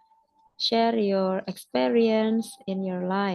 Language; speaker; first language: English; non-native, fluent; Indonesian